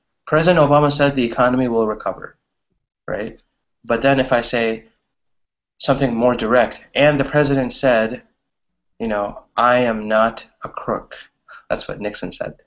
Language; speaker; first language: English; native; English